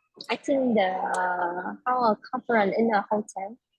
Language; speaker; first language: English; non-native, learner; Vietnamese